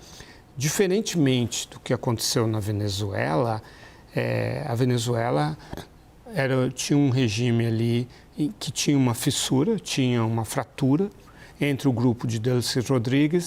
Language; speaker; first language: Portuguese; native; Portuguese